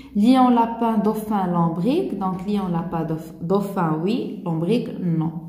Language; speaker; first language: French; non-native, local second language; Arabic